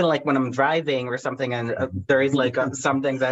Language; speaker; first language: English; non-native, fluent; Spanish